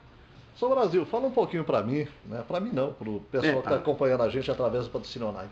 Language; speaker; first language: Portuguese; native; Portuguese